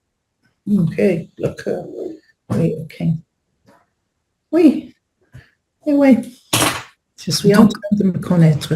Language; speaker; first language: French; non-native, learner; Spanish